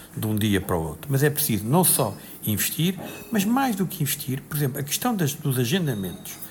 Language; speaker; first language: Portuguese; native; Portuguese